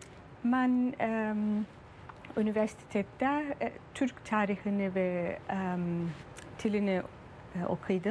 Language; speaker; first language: Turkish; early bilingual, heritage; German